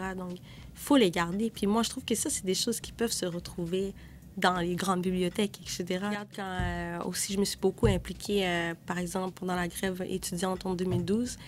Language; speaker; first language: French; native; French